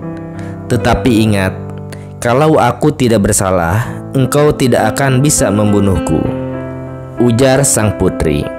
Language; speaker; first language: Indonesian; native; Indonesian